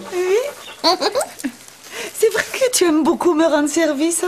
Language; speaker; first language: French; native; French